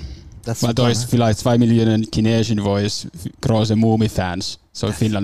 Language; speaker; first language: German; non-native, fluent; Finnish